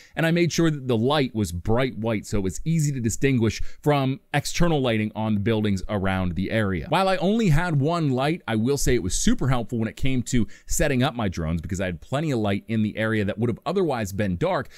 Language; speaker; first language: English; native; English